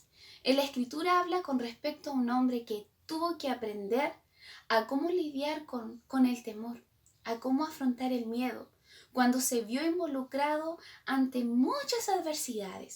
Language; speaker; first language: Spanish; native; Spanish